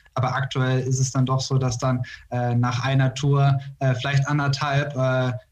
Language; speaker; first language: German; native; German